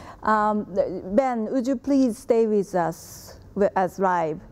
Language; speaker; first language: English; non-native, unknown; Japanese